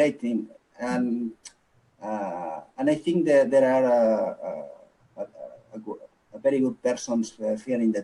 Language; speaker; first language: English; non-native, local second language; Catalan